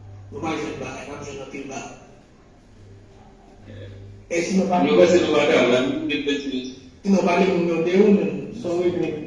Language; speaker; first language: French; non-native, local second language; Haitian Creole